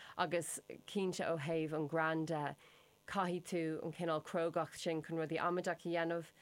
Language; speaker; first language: Irish; non-native, local second language; English